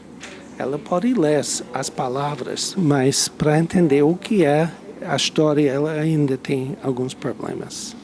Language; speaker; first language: Portuguese; non-native, fluent; English